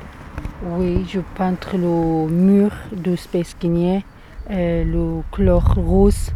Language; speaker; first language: French; non-native, learner; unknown